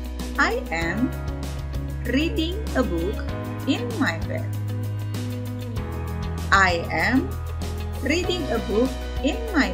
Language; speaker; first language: English; non-native, fluent; Indonesian